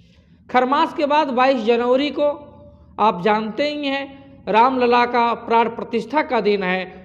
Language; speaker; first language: Hindi; native; Hindi